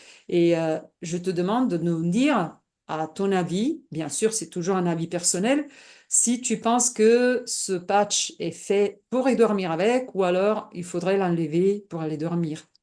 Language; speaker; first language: French; non-native, fluent; Italian